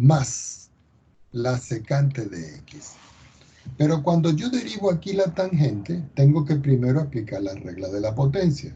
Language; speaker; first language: Spanish; native; Spanish